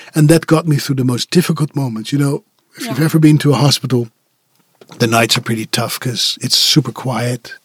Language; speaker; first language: English; non-native, fluent; Dutch